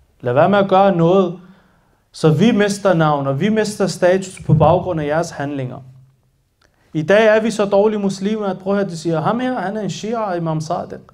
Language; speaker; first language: Danish; early bilingual, other home language; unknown